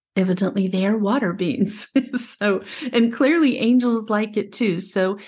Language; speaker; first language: English; native; English